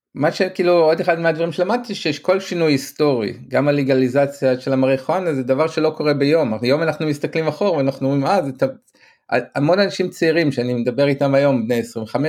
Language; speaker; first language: Hebrew; native; Hebrew